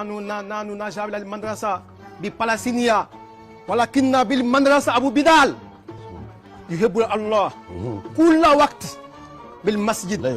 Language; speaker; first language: Arabic; non-native, learner; Wolof